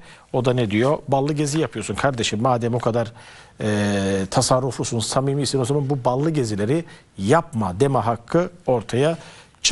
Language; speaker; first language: Turkish; native; Turkish